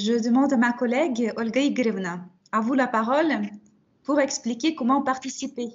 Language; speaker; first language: French; non-native, fluent; Russian